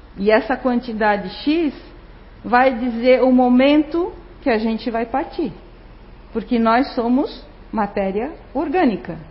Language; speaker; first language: Portuguese; non-native, fluent; Spanish